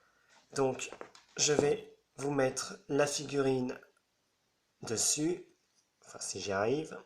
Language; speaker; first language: French; native; French